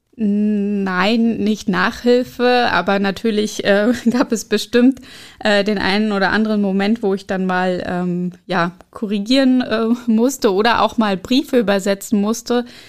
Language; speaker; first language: German; early bilingual, other home language; Arabic